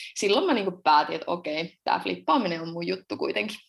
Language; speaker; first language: Finnish; native; Finnish